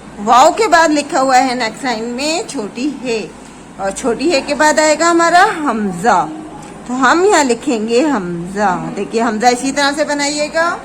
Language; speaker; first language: Hindi; native; Hindi